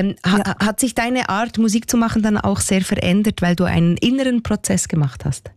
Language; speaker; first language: German; native; German